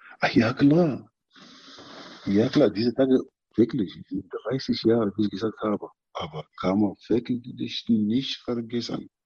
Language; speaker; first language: German; non-native, learner; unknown